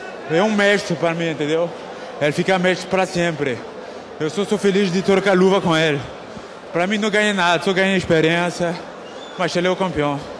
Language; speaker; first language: Portuguese; non-native, fluent; French